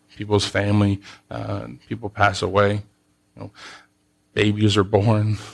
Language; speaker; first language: English; native; English